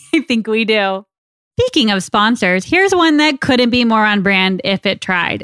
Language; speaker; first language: English; native; English